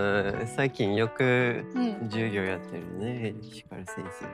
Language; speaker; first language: Japanese; non-native, fluent; English